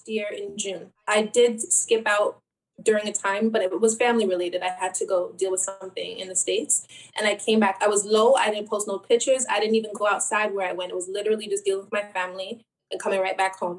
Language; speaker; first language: English; native; English